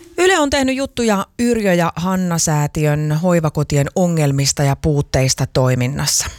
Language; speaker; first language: Finnish; native; Finnish